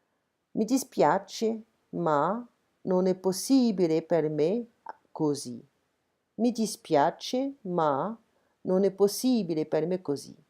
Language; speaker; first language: Italian; non-native, fluent; French